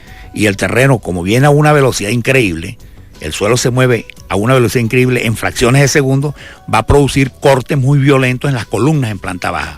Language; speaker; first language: Spanish; native; Spanish